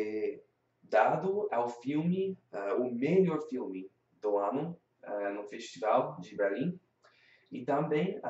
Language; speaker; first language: Portuguese; non-native, learner; English